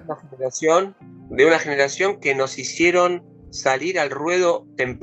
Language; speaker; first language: Spanish; native; Spanish